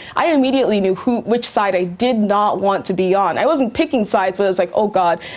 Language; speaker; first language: English; native; English